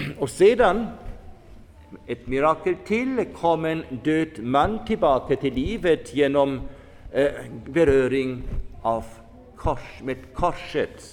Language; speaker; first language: Swedish; non-native, fluent; German